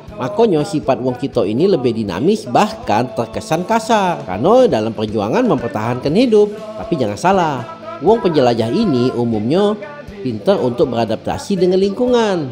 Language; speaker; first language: Indonesian; native; Indonesian